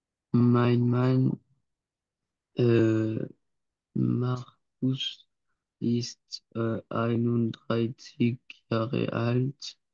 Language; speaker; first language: German; non-native, learner; French